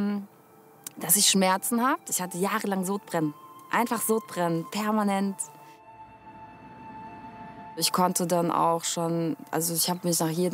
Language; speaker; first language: German; native; German